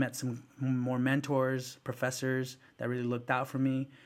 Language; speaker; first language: English; early bilingual, other home language; Spanish